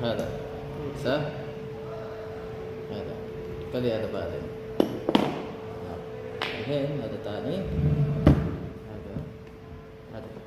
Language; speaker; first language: Arabic; non-native, learner; Filipino